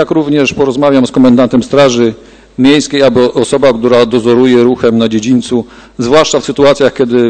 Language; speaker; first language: Polish; native; Polish